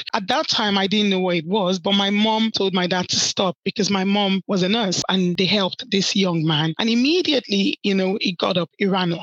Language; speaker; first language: English; non-native, local second language; Yoruba